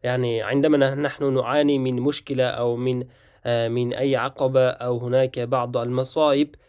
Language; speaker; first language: Arabic; non-native, fluent; Uzbek